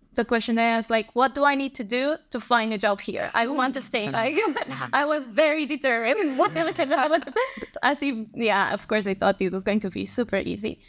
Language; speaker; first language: English; non-native, fluent; Spanish